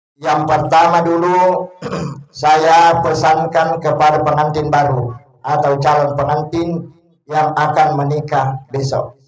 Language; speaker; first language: Indonesian; non-native, local second language; Buginese